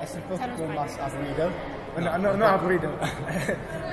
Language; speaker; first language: Spanish; non-native, learner; English